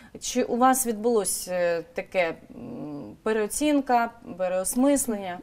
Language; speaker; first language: Ukrainian; native; Ukrainian